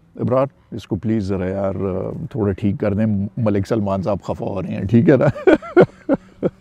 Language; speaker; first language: Urdu; non-native, local second language; Pashto